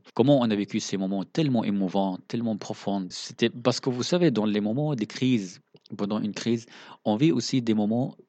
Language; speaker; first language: French; non-native, fluent; Arabic